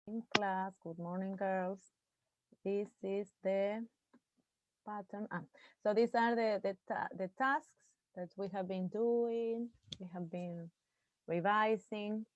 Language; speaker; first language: English; non-native, fluent; Spanish